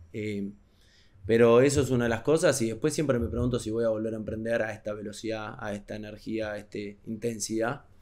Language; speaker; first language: Spanish; native; Spanish